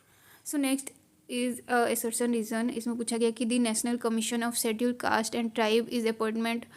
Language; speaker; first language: Hindi; native; Hindi